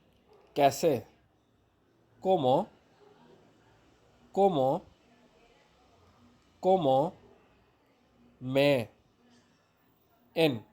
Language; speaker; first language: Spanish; non-native, fluent; Urdu